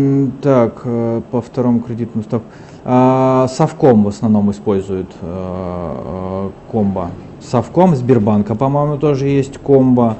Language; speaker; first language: Russian; native; Russian